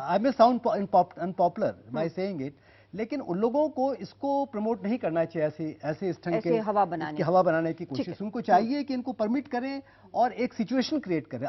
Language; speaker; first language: Hindi; native; Hindi